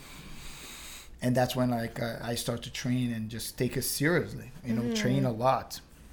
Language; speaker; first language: English; non-native, fluent; Portuguese